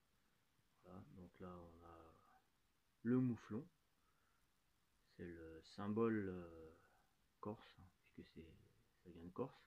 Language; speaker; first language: French; native; French